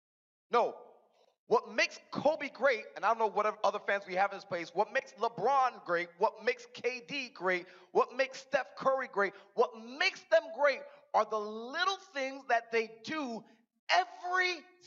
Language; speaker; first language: English; native; English